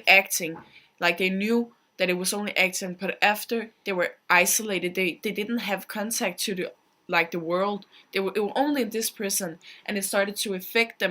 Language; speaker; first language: English; non-native, fluent; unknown